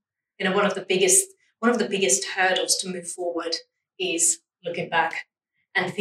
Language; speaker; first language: English; non-native, fluent; German